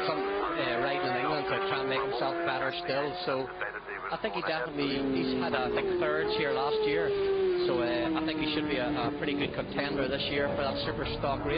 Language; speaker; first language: English; native; English